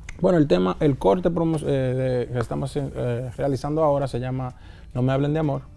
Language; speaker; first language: Spanish; early bilingual, heritage; Spanish